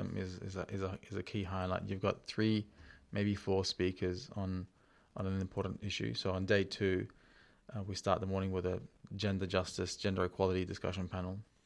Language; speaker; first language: English; native; English